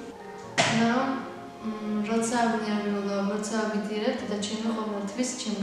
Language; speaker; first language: Georgian; non-native, local second language; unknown